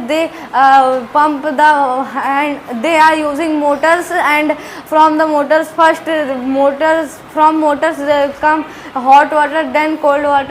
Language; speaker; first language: English; non-native, learner; Hindi